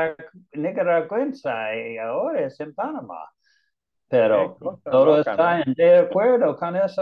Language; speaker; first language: Spanish; non-native, learner; English